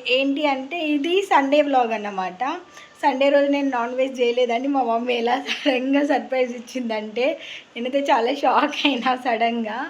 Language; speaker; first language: Telugu; non-native, local second language; Lambadi